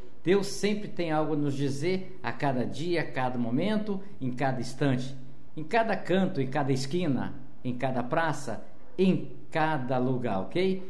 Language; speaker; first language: Portuguese; native; Portuguese